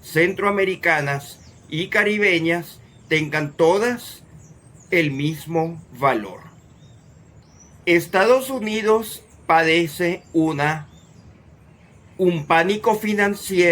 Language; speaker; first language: Spanish; native; Spanish